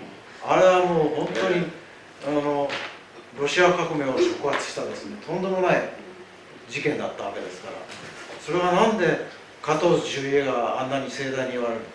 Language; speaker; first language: Japanese; native; Japanese